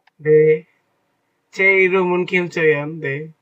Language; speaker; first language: Korean; non-native, learner; Bangla